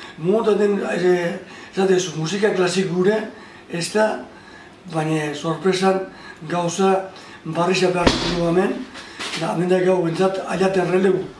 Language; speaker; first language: Basque; native; Basque